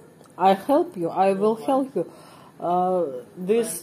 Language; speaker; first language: English; non-native, learner; Russian